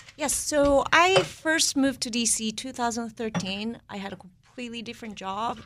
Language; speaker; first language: English; non-native, fluent; Japanese